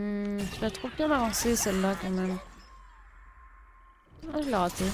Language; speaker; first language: French; native; French